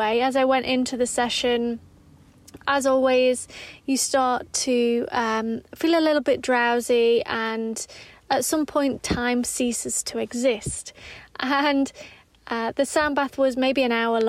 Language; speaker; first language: English; native; English